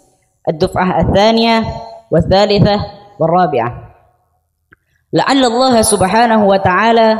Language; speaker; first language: Arabic; non-native, fluent; Indonesian